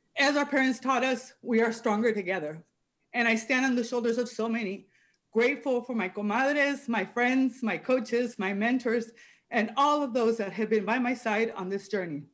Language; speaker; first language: English; non-native, fluent; Spanish